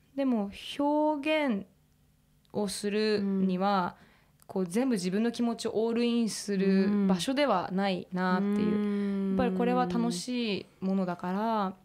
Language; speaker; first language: Japanese; native; Japanese